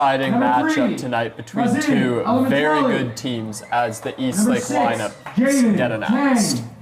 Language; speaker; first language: English; native; English